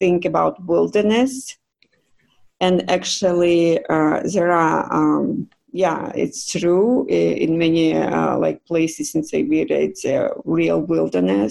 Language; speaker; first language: English; non-native, fluent; Russian